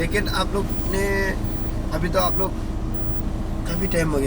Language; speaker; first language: Hindi; non-native, local second language; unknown